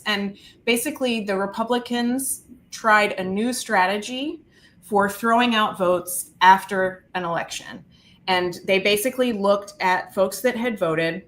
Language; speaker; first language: English; native; English